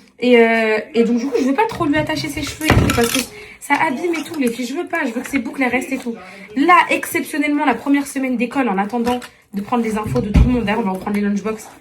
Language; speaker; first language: French; non-native, local second language; Arabic